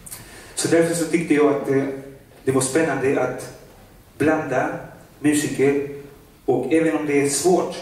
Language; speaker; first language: Swedish; non-native, fluent; Spanish